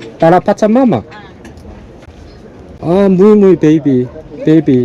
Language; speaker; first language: Spanish; non-native, learner; Korean